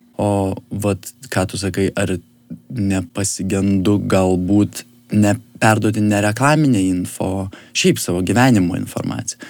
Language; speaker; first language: Lithuanian; native; Lithuanian